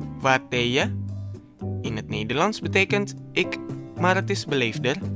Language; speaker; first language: Dutch; non-native, learner; Indonesian